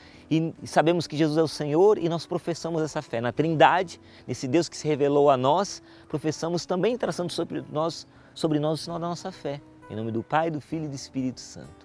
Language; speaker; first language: Portuguese; native; Portuguese